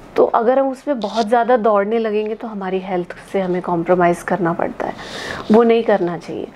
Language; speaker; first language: Hindi; native; Hindi